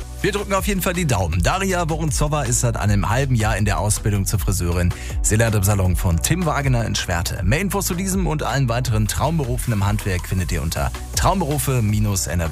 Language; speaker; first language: German; native; German